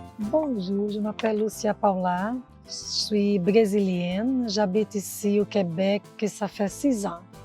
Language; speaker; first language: French; non-native, fluent; Portuguese